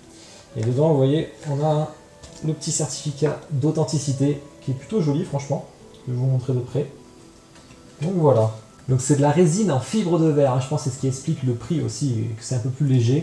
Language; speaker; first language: French; native; French